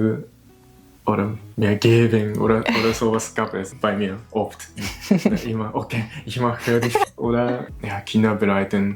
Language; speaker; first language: German; non-native, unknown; Japanese